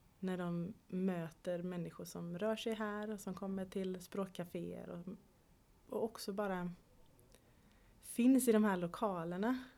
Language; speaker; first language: Swedish; native; Swedish